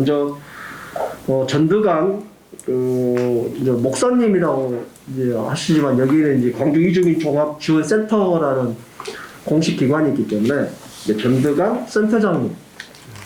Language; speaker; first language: Korean; native; Korean